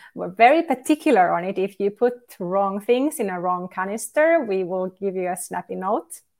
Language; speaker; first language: English; non-native, fluent; Finnish